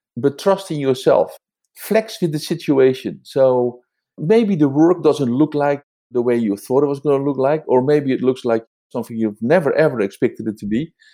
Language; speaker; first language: English; non-native, fluent; Dutch